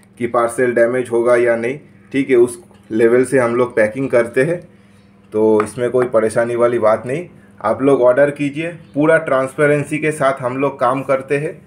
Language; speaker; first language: Hindi; non-native, local second language; Bangla